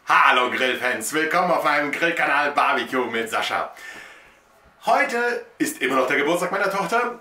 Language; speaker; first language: German; native; German